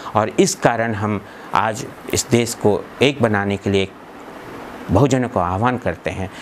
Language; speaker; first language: Hindi; native; Hindi